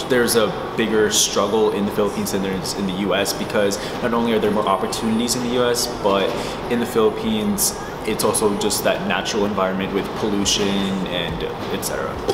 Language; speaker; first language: English; early bilingual, other home language; Filipino